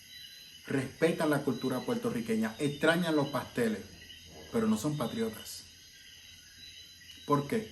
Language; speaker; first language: Spanish; native; Spanish